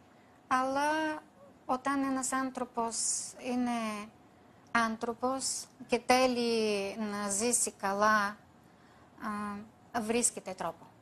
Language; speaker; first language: Greek; non-native, fluent; Bulgarian